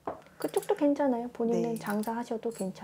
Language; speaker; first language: Korean; native; Korean